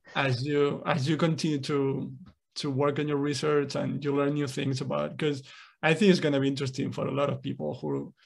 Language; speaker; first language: English; non-native, fluent; Spanish